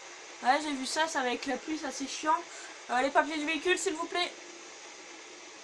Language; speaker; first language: French; native; French